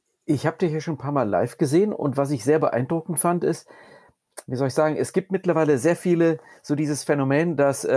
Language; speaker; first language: German; native; German